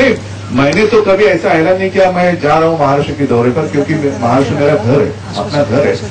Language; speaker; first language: Hindi; non-native, local second language; Marathi